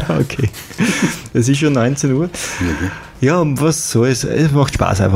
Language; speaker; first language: German; native; German